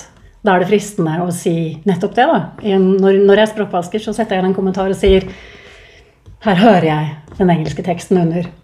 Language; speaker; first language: Norwegian; native; Norwegian